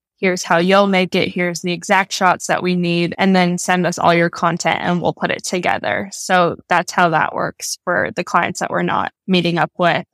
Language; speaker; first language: English; native; English